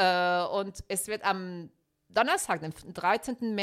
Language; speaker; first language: German; non-native, fluent; Italian